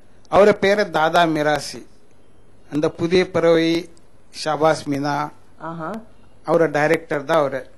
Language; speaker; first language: Tamil; non-native, local second language; Marathi